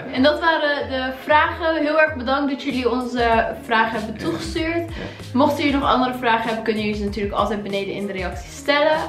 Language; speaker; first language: Dutch; early bilingual, other home language; Arabic